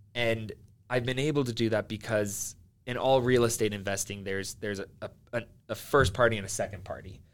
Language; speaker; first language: English; early bilingual, other home language; Finnish